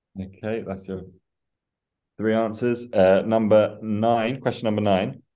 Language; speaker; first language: English; early bilingual, other home language; Persian